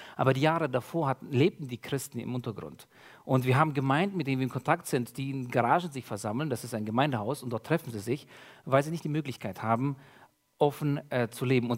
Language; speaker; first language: German; early bilingual, other home language; Russian